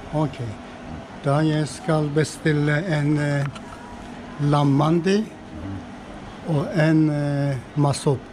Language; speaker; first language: Swedish; non-native, learner; Persian